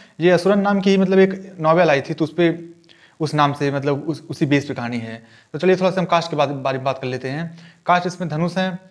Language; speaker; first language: Hindi; native; Hindi